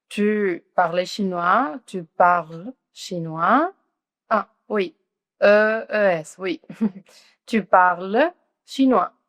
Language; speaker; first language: French; non-native, fluent; Spanish